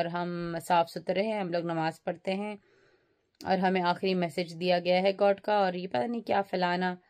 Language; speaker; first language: Urdu; early bilingual, heritage; Urdu